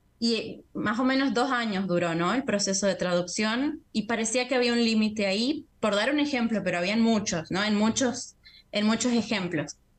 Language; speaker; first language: Spanish; native; Spanish